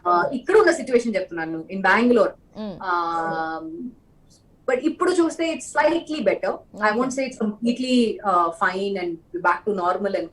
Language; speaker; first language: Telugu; non-native, local second language; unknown